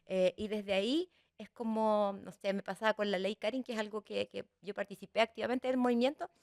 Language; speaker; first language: Spanish; native; Spanish